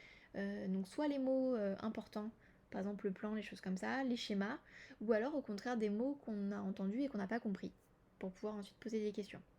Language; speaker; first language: French; native; French